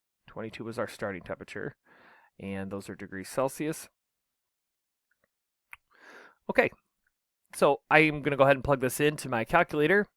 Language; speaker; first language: English; native; English